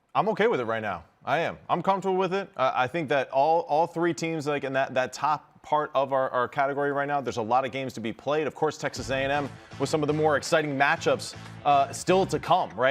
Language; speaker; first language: English; native; English